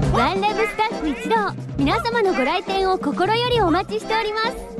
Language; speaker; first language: Japanese; native; Japanese